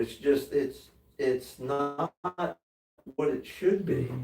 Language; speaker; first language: English; native; English